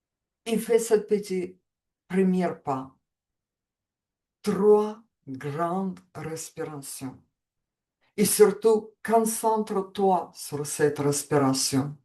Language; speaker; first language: French; non-native, fluent; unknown